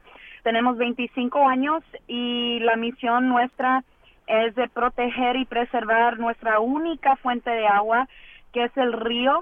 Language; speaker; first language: Spanish; early bilingual, heritage; English